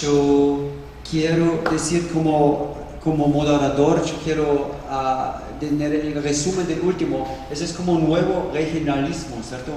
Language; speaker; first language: Spanish; non-native, fluent; German